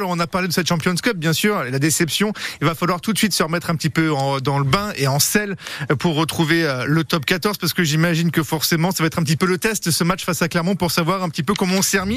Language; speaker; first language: French; native; French